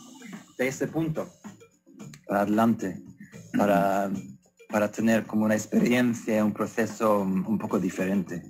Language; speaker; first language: Spanish; non-native, fluent; Swedish